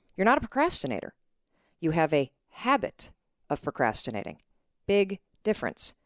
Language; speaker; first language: English; native; English